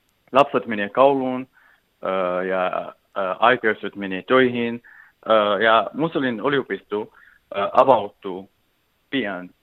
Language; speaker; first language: Finnish; non-native, learner; Arabic